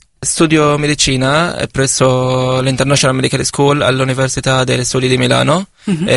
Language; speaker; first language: Italian; non-native, fluent; Arabic